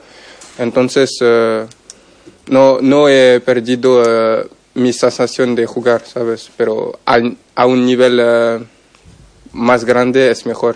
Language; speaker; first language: Spanish; non-native, learner; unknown